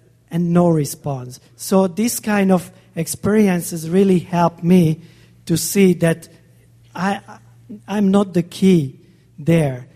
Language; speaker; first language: English; non-native, fluent; Hungarian